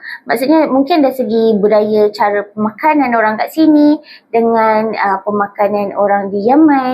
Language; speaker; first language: Malay; native; Malay